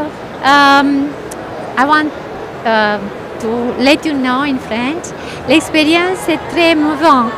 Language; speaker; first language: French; non-native, fluent; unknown